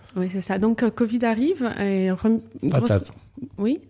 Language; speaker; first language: French; non-native, local second language; Arabic